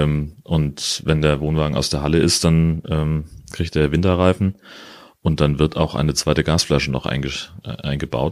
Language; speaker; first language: German; native; German